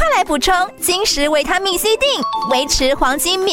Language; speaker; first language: Chinese; native; Chinese